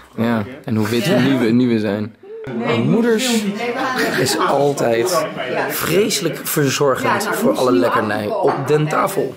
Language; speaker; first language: Dutch; native; Dutch